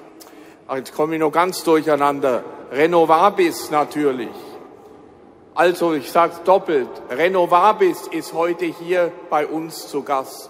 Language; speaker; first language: German; native; German